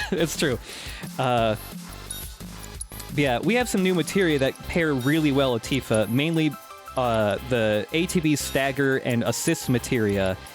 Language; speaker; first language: English; native; English